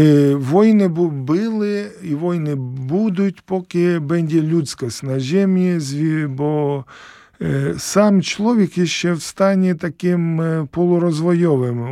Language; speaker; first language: Polish; non-native, fluent; Ukrainian